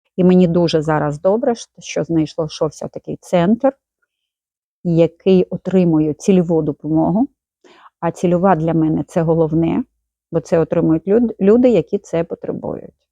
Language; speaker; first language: Ukrainian; non-native, local second language; Russian